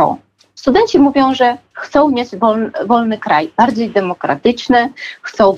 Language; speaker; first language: Polish; non-native, fluent; Georgian